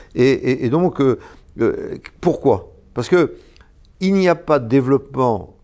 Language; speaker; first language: French; native; French